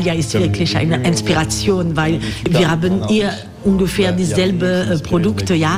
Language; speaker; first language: German; non-native, fluent; French